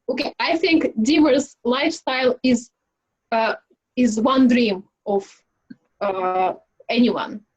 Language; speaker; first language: English; non-native, fluent; Russian